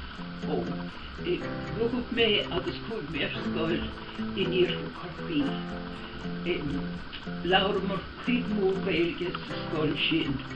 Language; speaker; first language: Irish; non-native, local second language; English